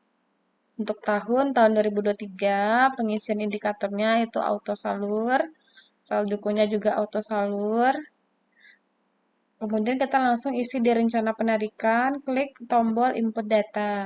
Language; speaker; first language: Indonesian; native; Indonesian